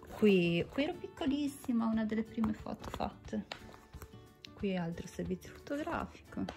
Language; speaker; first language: Italian; native; Italian